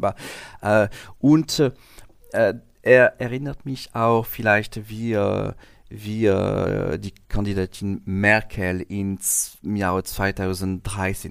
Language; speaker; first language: German; non-native, learner; French